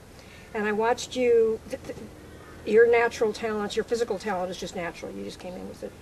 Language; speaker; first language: English; native; English